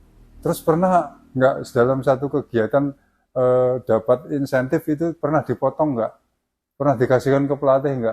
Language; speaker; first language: Indonesian; native; Indonesian